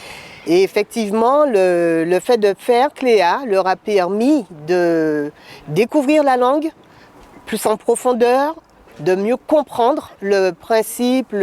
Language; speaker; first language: French; native; French